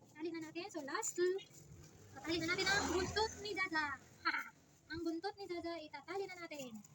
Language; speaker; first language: Filipino; non-native, local second language; Hiligaynon